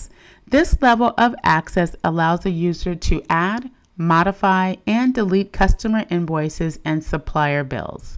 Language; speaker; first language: English; native; English